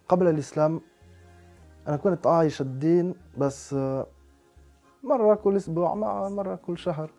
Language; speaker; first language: Arabic; non-native, fluent; French